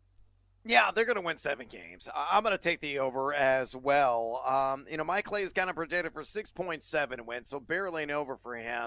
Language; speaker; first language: English; native; English